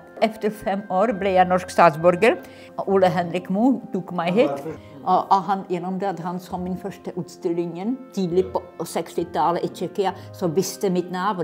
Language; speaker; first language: Norwegian; non-native, fluent; Czech